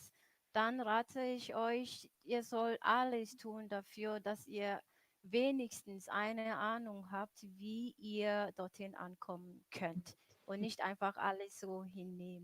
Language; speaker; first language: German; non-native, fluent; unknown